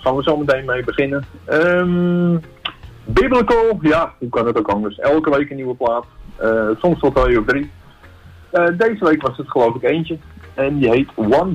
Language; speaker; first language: Dutch; native; Dutch